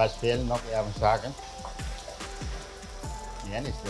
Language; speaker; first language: German; non-native, learner; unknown